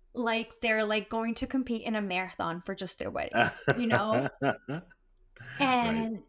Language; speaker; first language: English; early bilingual, other home language; Arabic